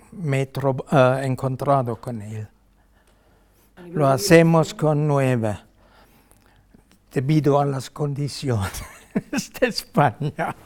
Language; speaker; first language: Spanish; non-native, fluent; German